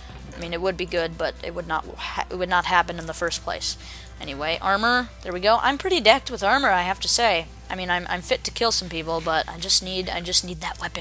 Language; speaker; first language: English; native; English